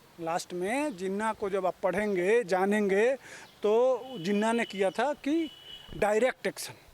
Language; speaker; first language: Hindi; native; Hindi